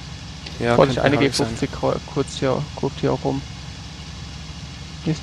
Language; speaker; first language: German; native; German